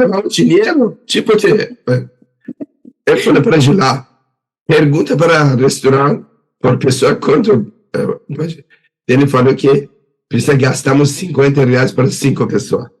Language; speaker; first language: Portuguese; non-native, learner; Persian